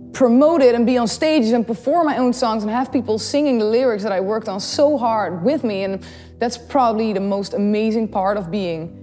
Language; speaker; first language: English; non-native, fluent; Dutch